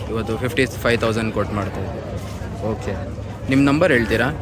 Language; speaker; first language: Kannada; non-native, local second language; Urdu